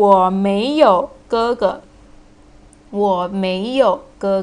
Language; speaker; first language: Chinese; non-native, fluent; Thai